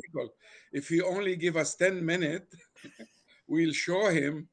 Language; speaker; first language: English; non-native, fluent; Arabic